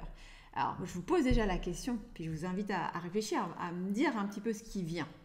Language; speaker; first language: French; native; French